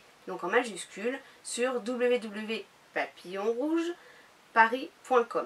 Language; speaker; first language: French; native; French